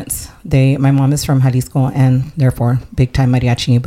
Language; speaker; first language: English; early bilingual, other home language; Spanish